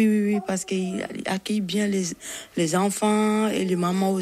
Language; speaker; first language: French; non-native, learner; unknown